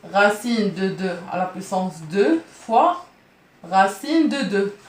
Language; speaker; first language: French; non-native, local second language; Arabic